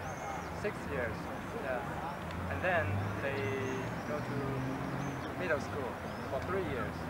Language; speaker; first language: English; non-native, learner; Chinese